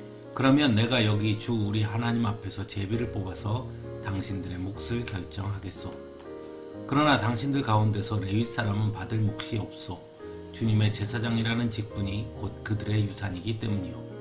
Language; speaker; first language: Korean; native; Korean